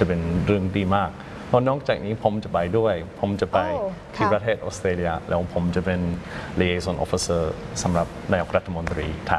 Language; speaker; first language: Thai; non-native, fluent; English